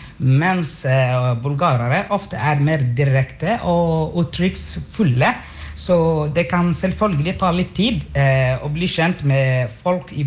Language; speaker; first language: Norwegian; non-native, fluent; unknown